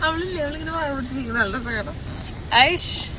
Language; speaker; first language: Malayalam; non-native, learner; Hindi